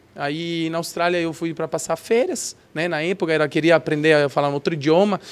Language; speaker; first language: Portuguese; non-native, fluent; Italian